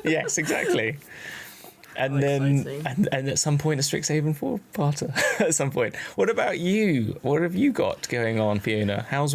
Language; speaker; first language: English; native; English